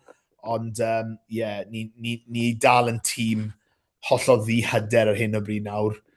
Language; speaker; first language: Welsh; native; Welsh